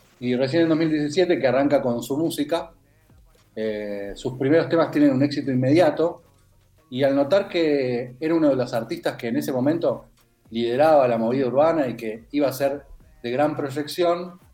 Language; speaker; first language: Spanish; native; Spanish